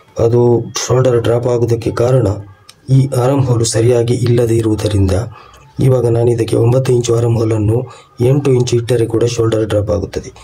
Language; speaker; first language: Kannada; non-native, local second language; Tulu